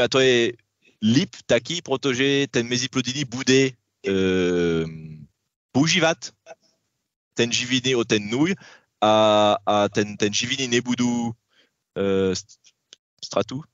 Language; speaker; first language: Czech; non-native, learner; French